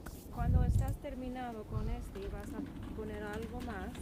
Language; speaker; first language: Spanish; non-native, learner; English